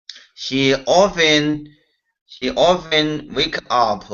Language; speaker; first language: English; non-native, learner; Chinese